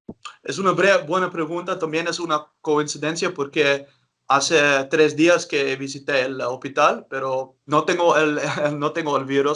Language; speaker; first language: Spanish; non-native, learner; Dutch